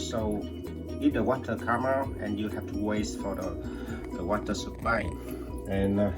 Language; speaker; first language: English; non-native, learner; Vietnamese